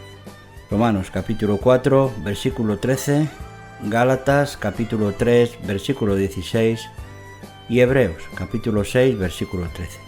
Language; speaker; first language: Spanish; native; Spanish